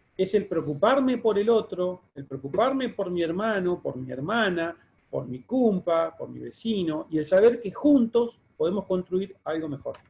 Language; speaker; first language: Spanish; native; Spanish